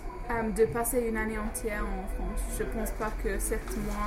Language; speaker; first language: French; non-native, fluent; English